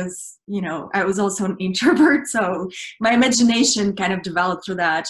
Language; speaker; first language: English; non-native, fluent; Russian